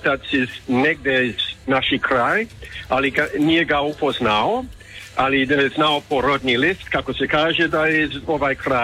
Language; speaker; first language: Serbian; early bilingual, heritage; Croatian